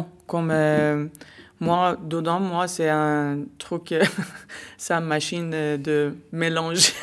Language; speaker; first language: French; non-native, learner; Persian